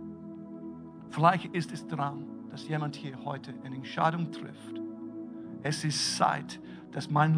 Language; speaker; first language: German; non-native, fluent; English